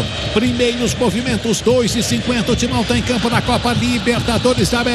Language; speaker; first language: Portuguese; native; Portuguese